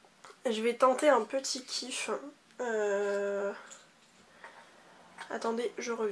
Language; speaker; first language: French; native; French